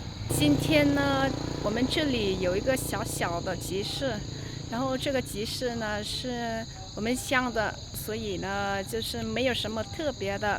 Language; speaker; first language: Chinese; non-native, fluent; Vietnamese